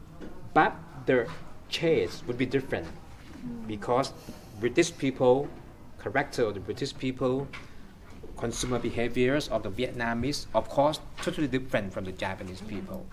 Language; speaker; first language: English; non-native, fluent; Thai